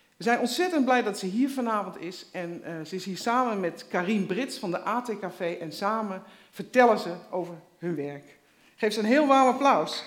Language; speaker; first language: Dutch; native; Dutch